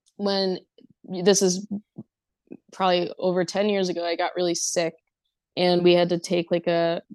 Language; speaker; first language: English; native; English